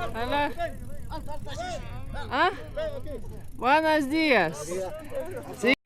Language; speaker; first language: Spanish; non-native, learner; Lithuanian